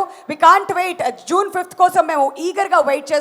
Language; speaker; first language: Telugu; native; Telugu